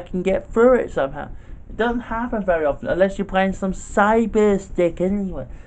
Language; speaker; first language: English; native; English